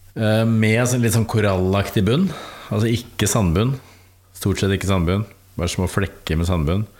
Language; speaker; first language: Norwegian; native; Norwegian